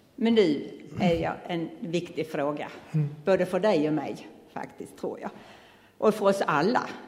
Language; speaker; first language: Swedish; native; Swedish